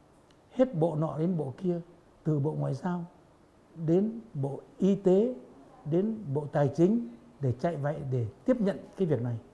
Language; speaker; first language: Vietnamese; native; Vietnamese